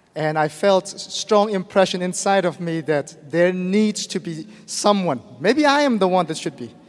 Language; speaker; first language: English; non-native, fluent; Burmese